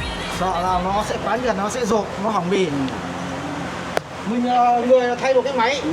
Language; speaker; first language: Vietnamese; native; Vietnamese